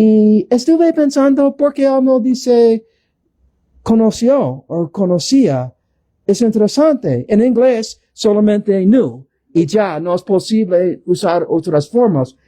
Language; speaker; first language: Spanish; non-native, learner; English